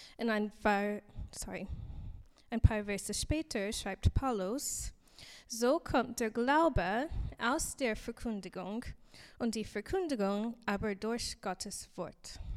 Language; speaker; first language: German; non-native, learner; English